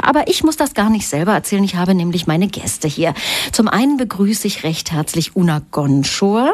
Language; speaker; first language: German; native; German